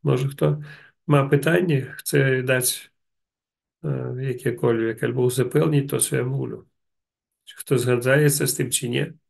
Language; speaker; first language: Polish; non-native, learner; Russian